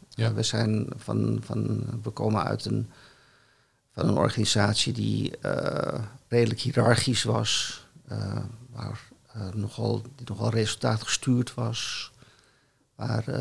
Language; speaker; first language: Dutch; native; Dutch